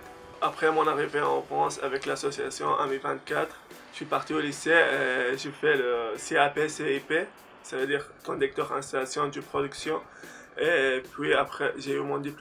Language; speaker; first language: French; non-native, fluent; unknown